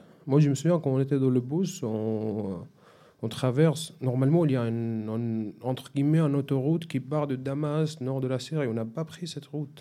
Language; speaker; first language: French; non-native, fluent; Arabic